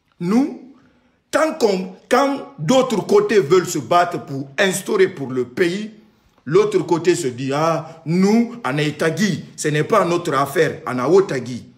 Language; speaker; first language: French; non-native, local second language; Susu